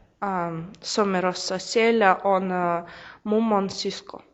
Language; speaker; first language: Finnish; non-native, learner; Russian